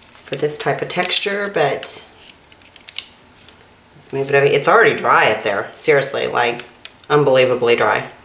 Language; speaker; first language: English; native; English